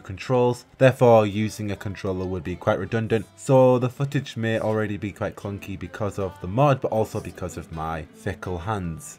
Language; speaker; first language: English; native; English